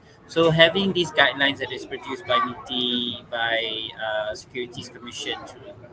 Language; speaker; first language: English; non-native, local second language; Malay